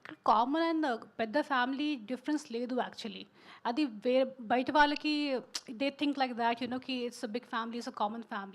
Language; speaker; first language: Telugu; non-native, local second language; Hindi